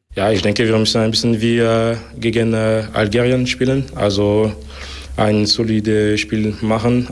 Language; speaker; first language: German; non-native, local second language; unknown